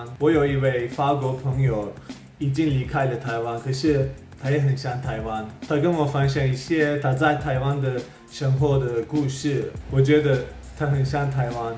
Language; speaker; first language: Chinese; non-native, fluent; Swedish